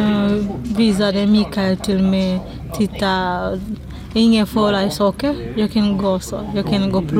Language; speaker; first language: Swedish; non-native, learner; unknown